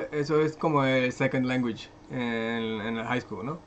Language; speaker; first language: Spanish; non-native, fluent; French